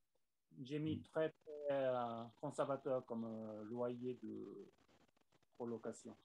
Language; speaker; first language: French; non-native, learner; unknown